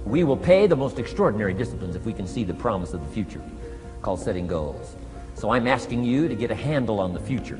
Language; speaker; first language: English; native; English